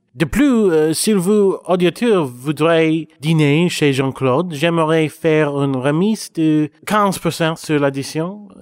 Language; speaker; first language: French; non-native, learner; English